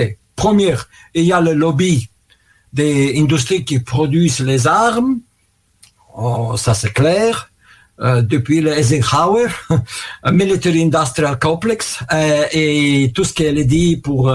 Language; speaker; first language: French; non-native, learner; Russian